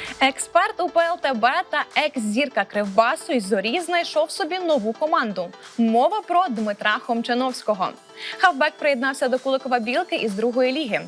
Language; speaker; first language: Ukrainian; native; Ukrainian